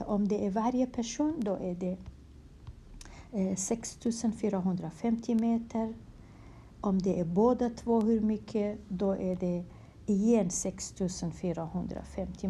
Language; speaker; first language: Swedish; non-native, fluent; Kurdish